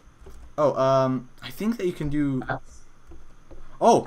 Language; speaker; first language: English; native; English